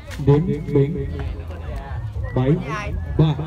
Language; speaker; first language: Vietnamese; native; Vietnamese